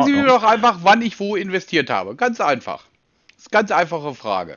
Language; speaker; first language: German; native; German